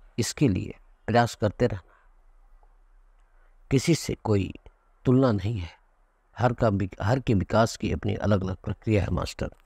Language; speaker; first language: Hindi; non-native, local second language; Kannada